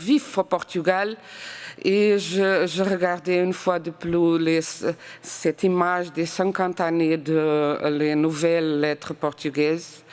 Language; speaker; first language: French; non-native, fluent; Portuguese